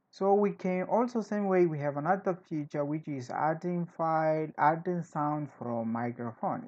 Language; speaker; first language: English; non-native, fluent; Portuguese